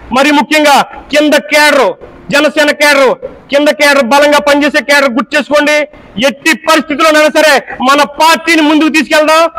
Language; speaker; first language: Telugu; native; Telugu